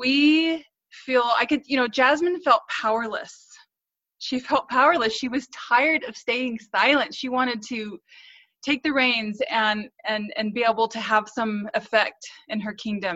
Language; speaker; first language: English; native; English